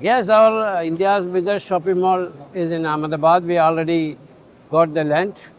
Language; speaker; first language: English; non-native, local second language; Malayalam